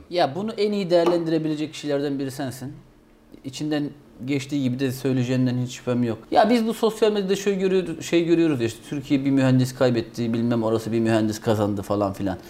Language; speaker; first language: Turkish; native; Turkish